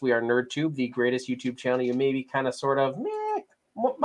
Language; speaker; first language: English; native; English